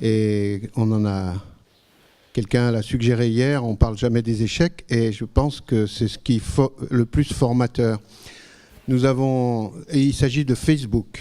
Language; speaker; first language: French; native; French